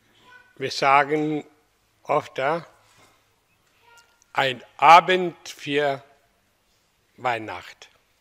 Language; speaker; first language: German; non-native, learner; Hindi